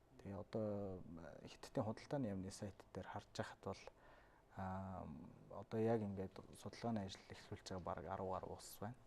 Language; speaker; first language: Mongolian; native; Mongolian